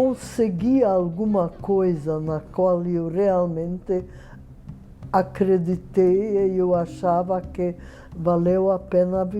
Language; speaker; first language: Portuguese; non-native, fluent; Hungarian